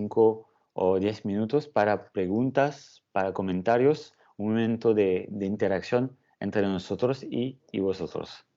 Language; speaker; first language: Spanish; non-native, fluent; French